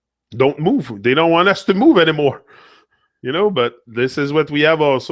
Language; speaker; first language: English; non-native, fluent; French